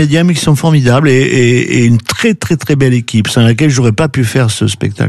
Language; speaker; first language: French; native; French